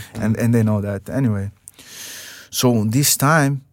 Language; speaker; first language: English; non-native, fluent; Portuguese